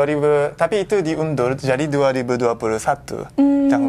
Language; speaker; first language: Indonesian; non-native, fluent; Japanese